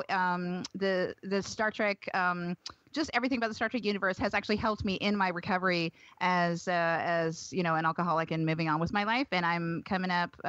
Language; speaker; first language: English; native; English